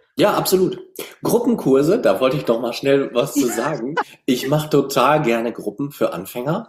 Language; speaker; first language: German; native; German